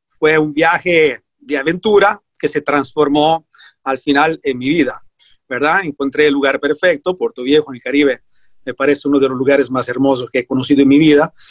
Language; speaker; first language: Spanish; non-native, fluent; Italian